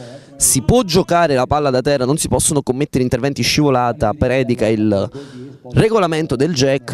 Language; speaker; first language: Italian; native; Italian